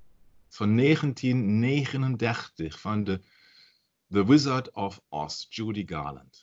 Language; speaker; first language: Dutch; non-native, learner; German